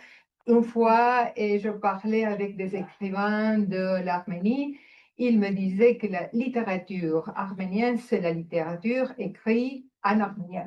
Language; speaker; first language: French; non-native, fluent; Spanish